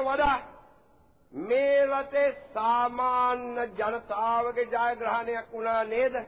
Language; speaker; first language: Sinhala; non-native, local second language; English